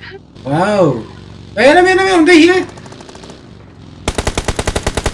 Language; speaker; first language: English; non-native, learner; Korean